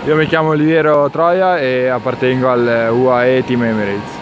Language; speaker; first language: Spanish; non-native, learner; Italian